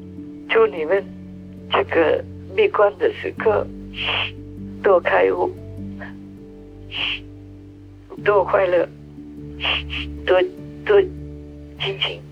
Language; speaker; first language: Chinese; non-native, fluent; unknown